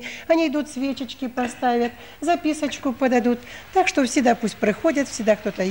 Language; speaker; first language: Russian; native; Russian